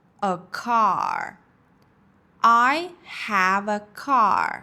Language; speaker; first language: English; non-native, fluent; Ukrainian